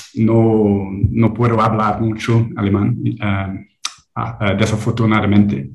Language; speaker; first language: Spanish; non-native, learner; English